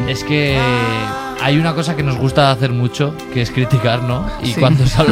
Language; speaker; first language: Spanish; native; Spanish